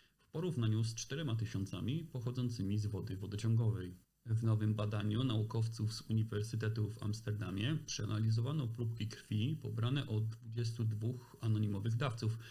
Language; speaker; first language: Polish; native; Polish